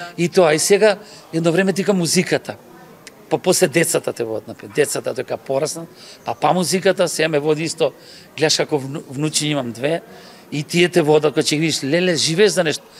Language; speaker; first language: Macedonian; early bilingual, other home language; Croatian